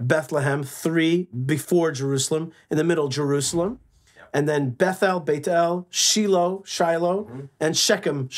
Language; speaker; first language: English; native; English